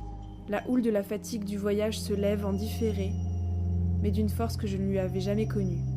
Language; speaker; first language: French; native; French